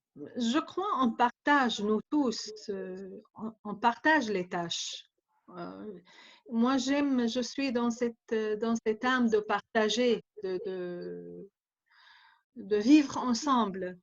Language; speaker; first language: French; non-native, fluent; Arabic